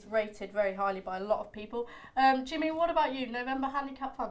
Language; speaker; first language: English; native; English